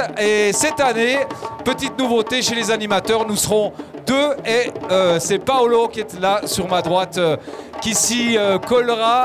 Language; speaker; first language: French; native; French